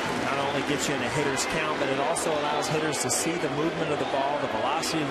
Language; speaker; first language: English; native; English